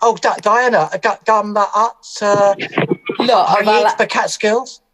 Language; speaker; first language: Hebrew; non-native, learner; English